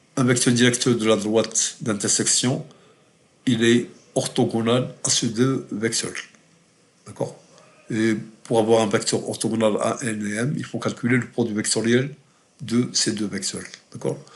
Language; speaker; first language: French; non-native, local second language; Arabic